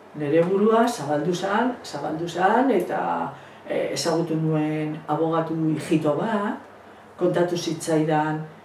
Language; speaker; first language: Basque; non-native, local second language; Spanish